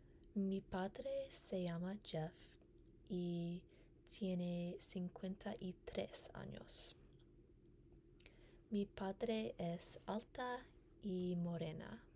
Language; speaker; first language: Spanish; non-native, learner; English